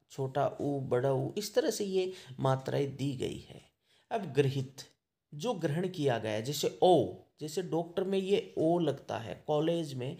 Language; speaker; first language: Hindi; native; Hindi